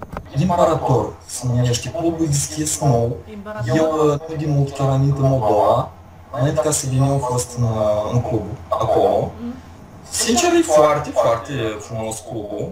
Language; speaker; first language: Romanian; non-native, local second language; Russian